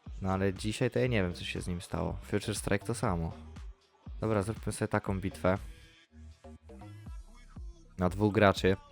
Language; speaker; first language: Polish; native; Polish